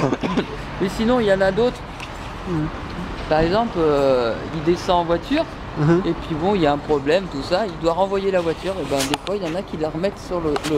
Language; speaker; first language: French; native; French